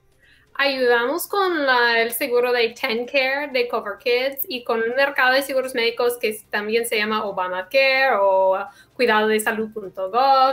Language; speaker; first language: Spanish; non-native, fluent; English